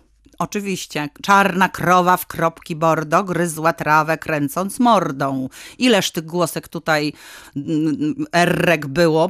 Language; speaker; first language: Polish; native; Polish